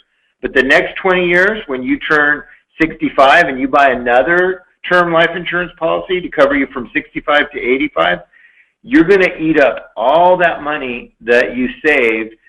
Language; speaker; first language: English; native; English